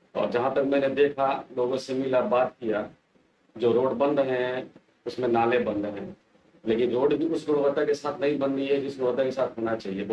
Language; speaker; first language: Hindi; native; Hindi